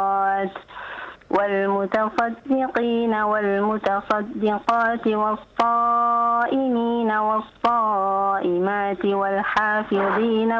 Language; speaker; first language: Arabic; non-native, learner; Indonesian